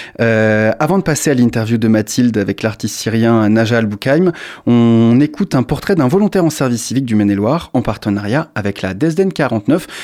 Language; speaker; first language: French; native; French